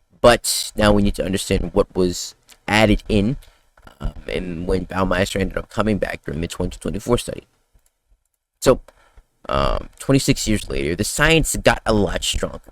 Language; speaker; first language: English; native; English